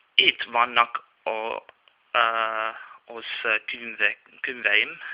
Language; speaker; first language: Hungarian; non-native, learner; Czech